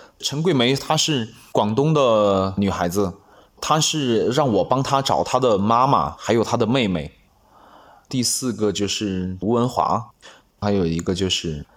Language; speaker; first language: Chinese; non-native, local second language; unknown